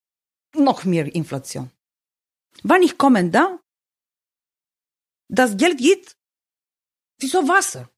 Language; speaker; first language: German; non-native, learner; Bulgarian